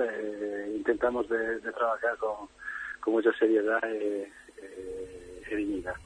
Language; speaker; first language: Spanish; non-native, fluent; Italian